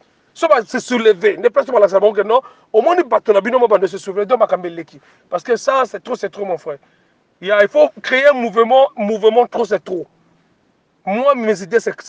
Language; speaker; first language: French; non-native, local second language; Lingala